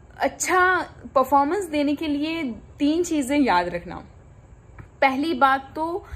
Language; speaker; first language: Hindi; non-native, local second language; Gujarati